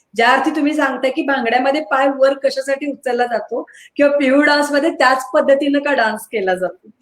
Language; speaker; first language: Marathi; native; Marathi